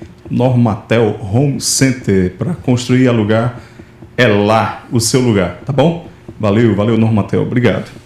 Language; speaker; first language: Portuguese; native; Portuguese